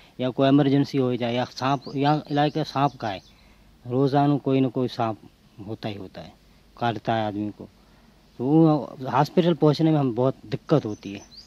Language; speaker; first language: Urdu; non-native, local second language; Sindhi